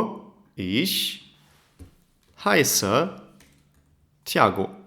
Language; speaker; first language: German; non-native, fluent; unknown